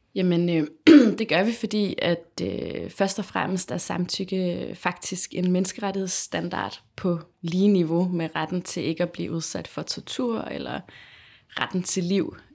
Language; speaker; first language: Danish; native; Danish